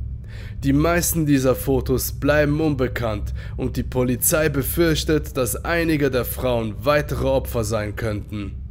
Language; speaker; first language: German; native; German